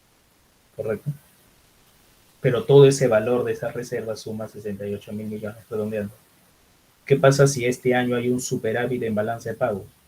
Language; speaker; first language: Spanish; native; Spanish